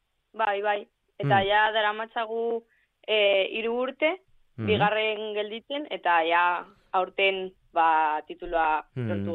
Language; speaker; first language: Basque; non-native, local second language; Spanish